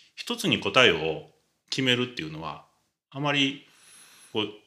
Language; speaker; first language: Japanese; native; Japanese